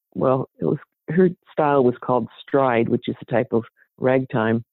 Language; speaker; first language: English; native; English